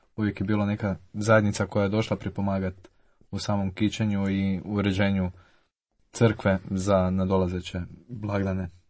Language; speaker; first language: Croatian; native; Croatian